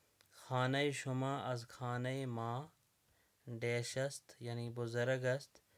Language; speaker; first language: Persian; non-native, fluent; Urdu